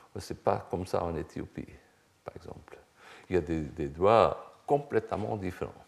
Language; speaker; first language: French; non-native, fluent; Swedish